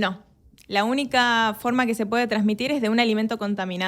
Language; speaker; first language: Spanish; native; Spanish